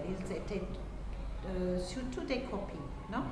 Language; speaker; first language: French; non-native, fluent; English